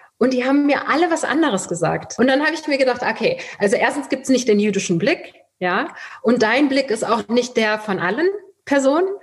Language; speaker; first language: German; early bilingual, other home language; Persian